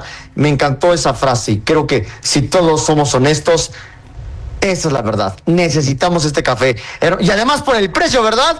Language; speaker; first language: Spanish; native; Spanish